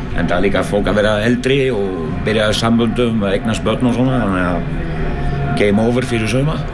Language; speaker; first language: Icelandic; non-native, fluent; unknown